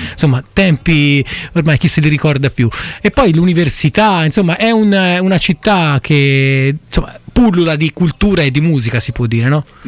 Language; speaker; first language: Italian; native; Italian